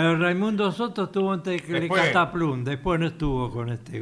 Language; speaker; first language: Spanish; native; Spanish